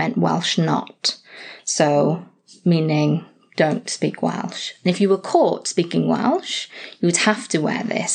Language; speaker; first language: English; native; English